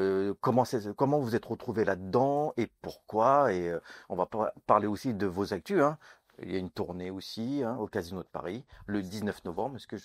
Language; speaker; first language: French; native; French